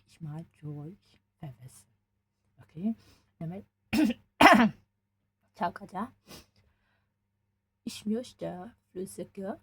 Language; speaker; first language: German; non-native, learner; Burmese